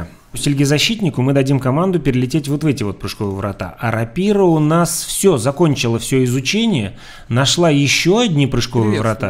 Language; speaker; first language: Russian; native; Russian